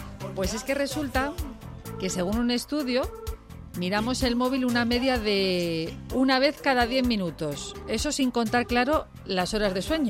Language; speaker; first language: Spanish; native; Spanish